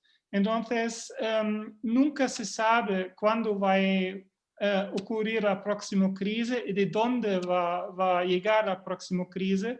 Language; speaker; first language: Spanish; non-native, fluent; German